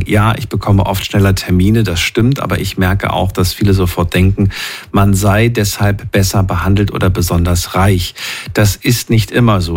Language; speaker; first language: German; native; German